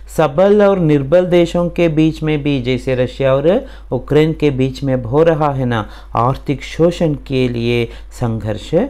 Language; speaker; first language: Hindi; non-native, local second language; Kannada